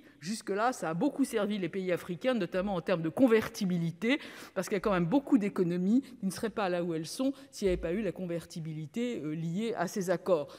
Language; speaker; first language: French; native; French